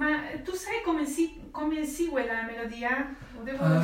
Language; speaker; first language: Italian; non-native, learner; Spanish